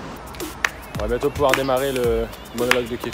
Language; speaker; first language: French; native; French